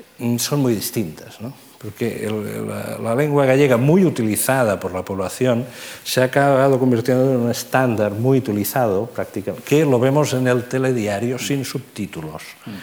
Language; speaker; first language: Spanish; non-native, local second language; Catalan